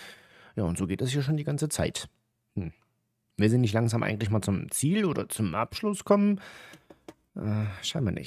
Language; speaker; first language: German; native; German